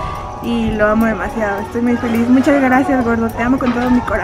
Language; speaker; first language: Spanish; native; Spanish